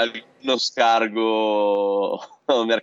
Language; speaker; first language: Spanish; non-native, learner; Italian